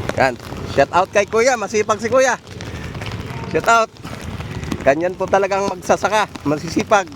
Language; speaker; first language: Filipino; non-native, local second language; Cebuano